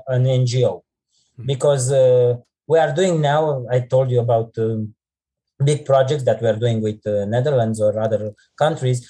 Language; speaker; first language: English; non-native, fluent; Romanian